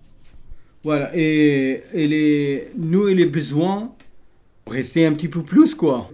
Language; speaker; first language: French; non-native, learner; Kurdish